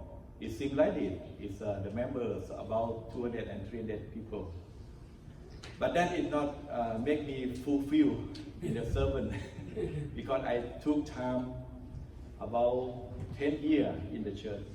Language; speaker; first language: English; non-native, learner; Thai